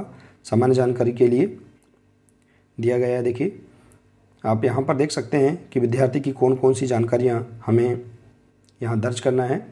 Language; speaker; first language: Hindi; native; Hindi